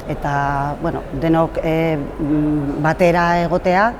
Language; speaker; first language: Basque; non-native, local second language; Spanish